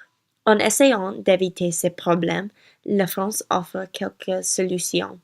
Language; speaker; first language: French; non-native, learner; English